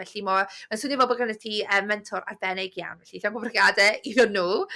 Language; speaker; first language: Welsh; native; Welsh